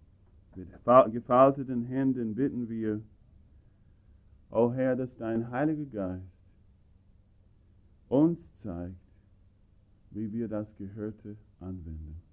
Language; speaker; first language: German; non-native, fluent; English